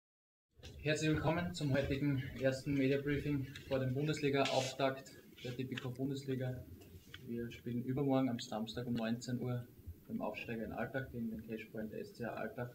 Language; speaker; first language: German; native; German